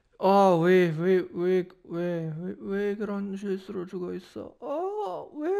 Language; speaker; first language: Korean; non-native, fluent; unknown